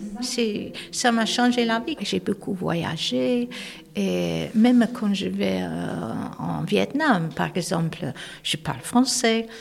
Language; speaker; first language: French; non-native, fluent; English